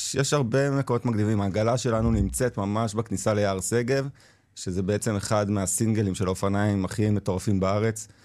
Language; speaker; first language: Hebrew; native; Hebrew